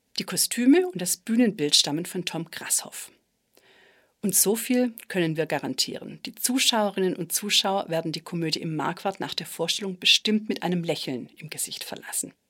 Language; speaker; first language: German; native; German